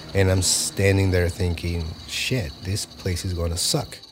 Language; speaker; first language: English; early bilingual, other home language; Spanish